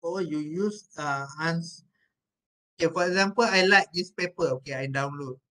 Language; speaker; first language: English; non-native, local second language; Malay